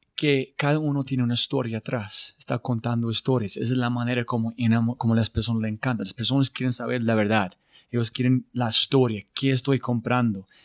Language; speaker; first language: Spanish; non-native, learner; English